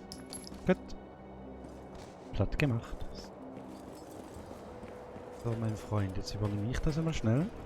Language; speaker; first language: German; native; German